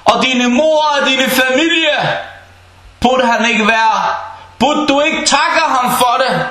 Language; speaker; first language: Danish; non-native, fluent; Arabic